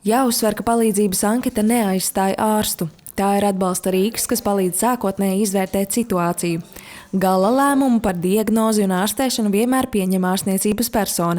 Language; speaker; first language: Latvian; native; Latvian